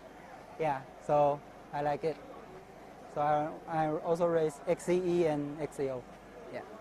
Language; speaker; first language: English; non-native, learner; Chinese